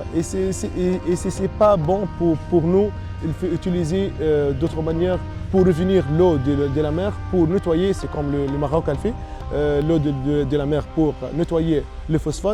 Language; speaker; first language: French; non-native, local second language; Arabic